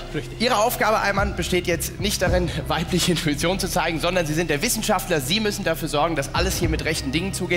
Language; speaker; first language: German; native; German